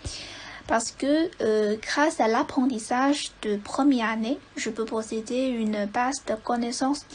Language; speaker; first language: French; non-native, fluent; Chinese